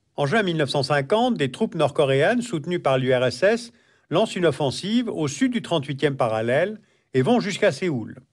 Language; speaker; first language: French; native; French